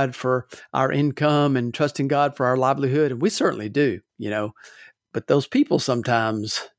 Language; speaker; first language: English; native; English